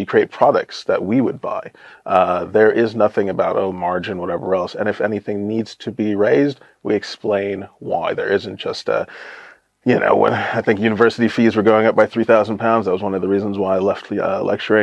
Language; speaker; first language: English; native; English